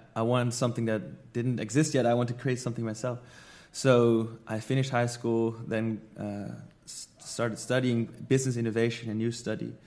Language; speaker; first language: English; non-native, fluent; Dutch